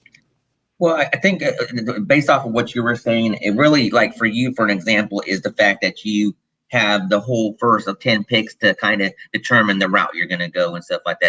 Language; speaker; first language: English; native; English